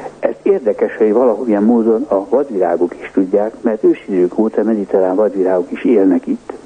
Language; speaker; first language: Hungarian; native; Hungarian